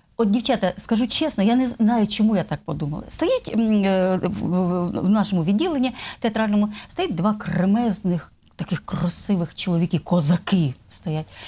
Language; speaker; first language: Ukrainian; native; Ukrainian